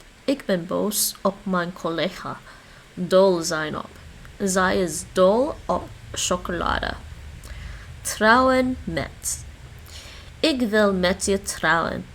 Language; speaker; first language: Dutch; non-native, learner; English